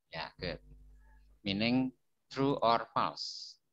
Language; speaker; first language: English; non-native, fluent; Indonesian